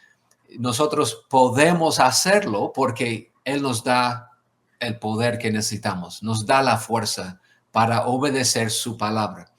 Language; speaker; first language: Spanish; non-native, fluent; English